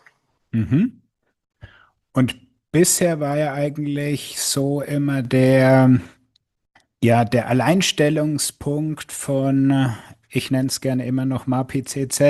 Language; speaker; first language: German; native; German